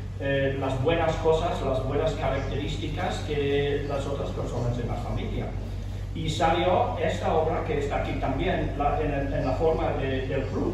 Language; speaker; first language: Spanish; non-native, fluent; English